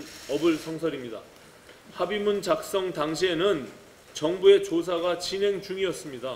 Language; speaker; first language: Korean; native; Korean